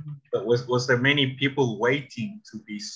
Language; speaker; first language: English; non-native, fluent; Spanish